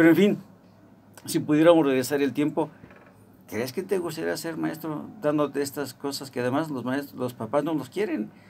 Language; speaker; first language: Spanish; native; Spanish